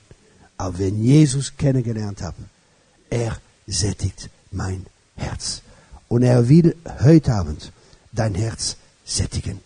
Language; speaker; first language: German; non-native, fluent; French